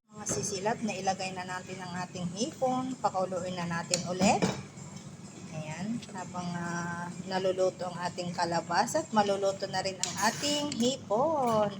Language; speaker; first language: Filipino; non-native, local second language; Iloko